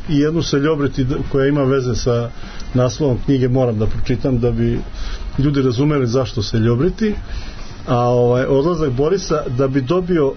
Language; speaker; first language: Serbian; native; Serbian